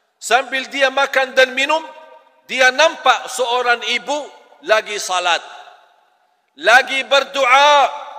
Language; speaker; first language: Malay; non-native, fluent; Arabic